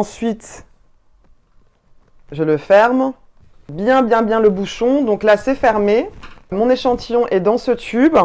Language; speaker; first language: French; native; French